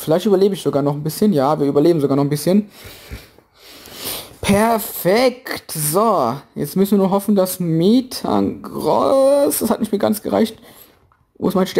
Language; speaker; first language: German; native; German